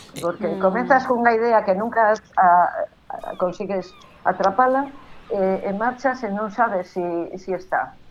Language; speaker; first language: Galician; non-native, local second language; Spanish